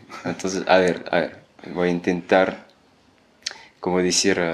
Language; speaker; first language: Spanish; non-native, fluent; French